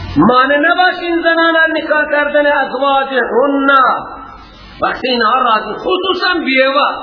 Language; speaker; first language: Persian; native; Persian